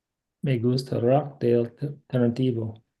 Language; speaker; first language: Spanish; non-native, learner; English